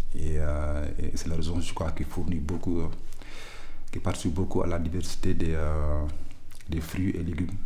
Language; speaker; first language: French; non-native, local second language; Wolof